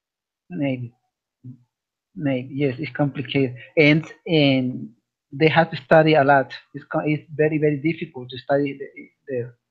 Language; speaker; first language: English; non-native, learner; Spanish